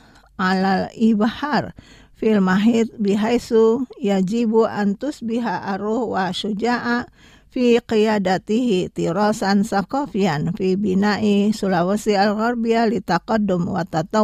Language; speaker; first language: Arabic; non-native, fluent; Indonesian